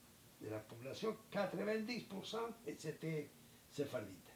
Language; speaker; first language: French; non-native, learner; Spanish